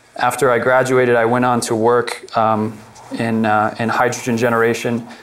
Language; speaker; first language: English; native; English